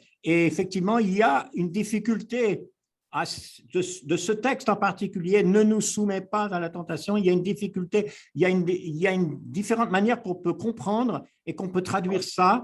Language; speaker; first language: French; native; French